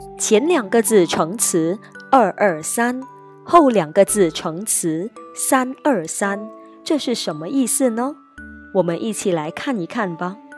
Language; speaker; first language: Chinese; native; Chinese